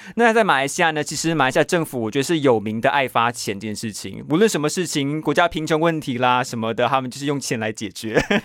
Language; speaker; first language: Chinese; native; Chinese